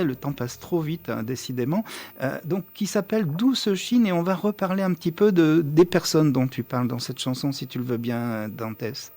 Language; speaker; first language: French; native; French